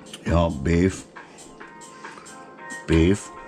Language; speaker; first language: English; native; English